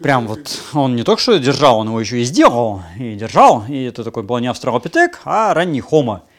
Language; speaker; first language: Russian; native; Russian